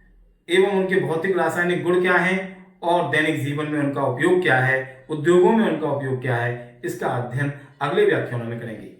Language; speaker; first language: Hindi; native; Hindi